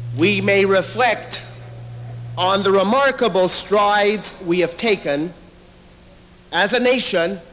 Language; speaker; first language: English; native; English